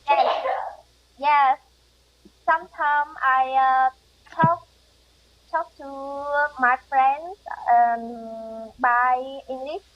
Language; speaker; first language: English; non-native, learner; Vietnamese